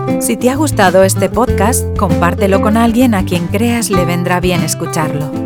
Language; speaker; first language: Spanish; native; Spanish